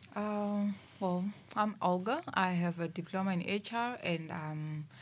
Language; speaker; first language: English; non-native, local second language; Venda